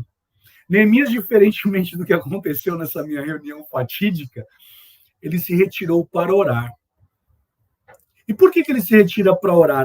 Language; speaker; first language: Portuguese; native; Portuguese